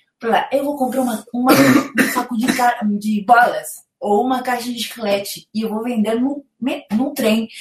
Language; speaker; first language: Portuguese; non-native, fluent; Spanish